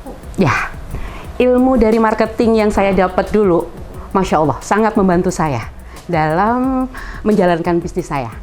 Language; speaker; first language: Indonesian; native; Indonesian